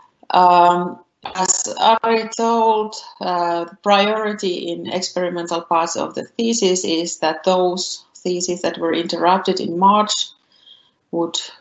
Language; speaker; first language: English; non-native, fluent; Finnish